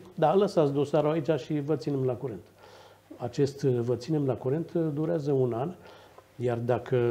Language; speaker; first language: Romanian; native; Romanian